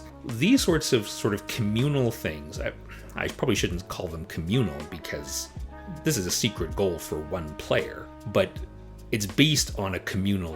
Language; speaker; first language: English; native; English